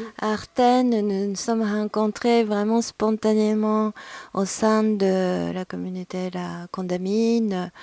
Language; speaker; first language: French; non-native, fluent; Japanese